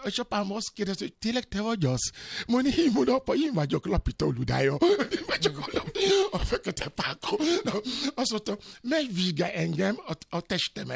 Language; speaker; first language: Hungarian; non-native, fluent; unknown